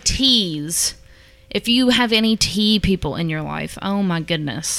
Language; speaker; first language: English; native; English